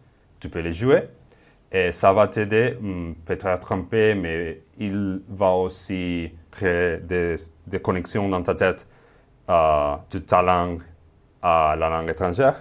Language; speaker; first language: French; non-native, fluent; Spanish